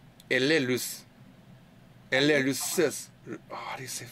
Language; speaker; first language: French; non-native, learner; English